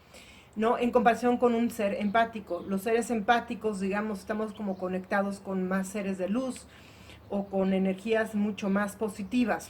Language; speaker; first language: Spanish; native; Spanish